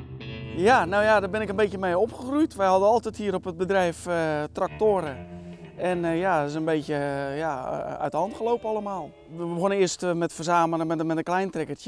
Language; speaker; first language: Dutch; native; Dutch